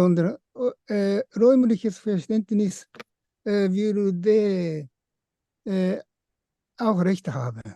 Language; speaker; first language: German; non-native, fluent; Japanese